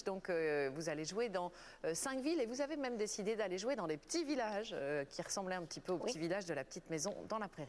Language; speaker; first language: French; native; French